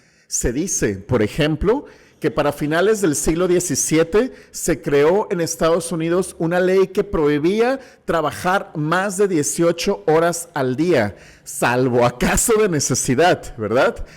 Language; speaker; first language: Spanish; native; Spanish